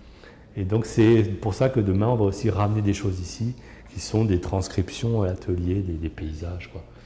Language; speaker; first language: French; native; French